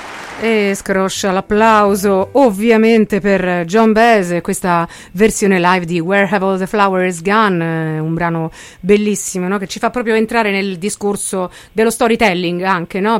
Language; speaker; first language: Italian; native; Italian